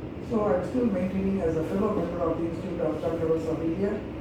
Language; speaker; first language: English; non-native, local second language; Tamil